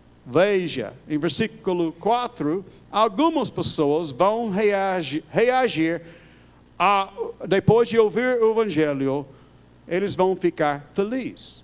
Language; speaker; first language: Portuguese; non-native, fluent; English